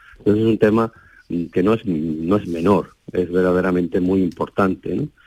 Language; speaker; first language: Spanish; native; Spanish